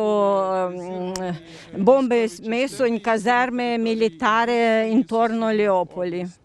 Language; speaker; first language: Italian; non-native, learner; Ukrainian